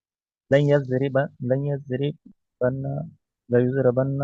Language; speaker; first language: Arabic; non-native, learner; Urdu